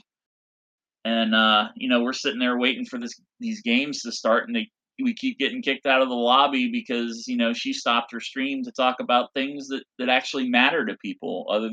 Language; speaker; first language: English; native; English